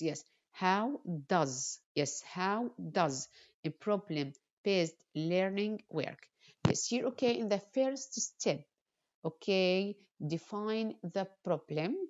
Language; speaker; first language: English; non-native, fluent; Arabic